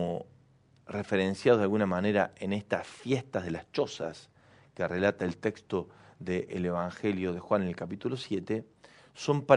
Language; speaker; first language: Spanish; native; Spanish